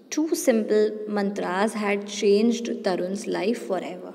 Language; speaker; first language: English; non-native, local second language; Hindi